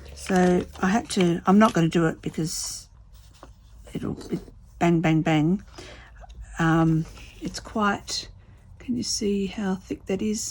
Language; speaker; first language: English; native; English